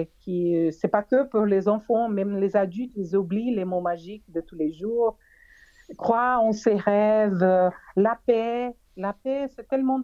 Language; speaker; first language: French; non-native, fluent; Portuguese